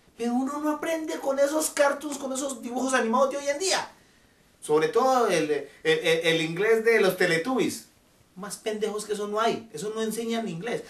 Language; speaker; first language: Spanish; native; Spanish